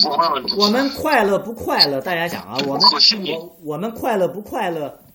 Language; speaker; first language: Chinese; native; Chinese